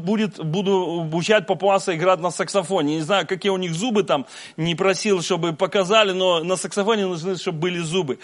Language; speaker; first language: Russian; native; Russian